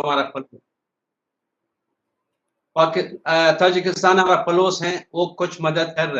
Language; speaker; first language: Hindi; non-native, fluent; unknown